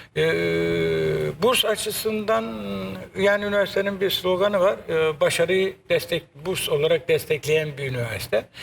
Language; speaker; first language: Turkish; native; Turkish